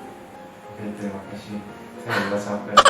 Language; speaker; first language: Indonesian; non-native, learner; Korean